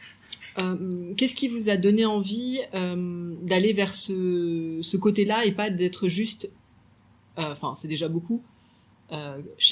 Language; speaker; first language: French; native; French